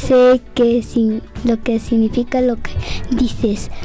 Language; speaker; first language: Spanish; early bilingual, other home language; French